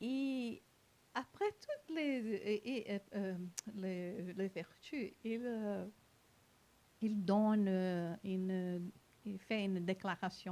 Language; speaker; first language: French; non-native, fluent; Portuguese